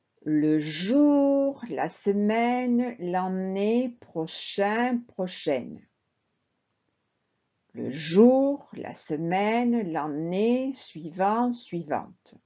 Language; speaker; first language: French; non-native, fluent; Spanish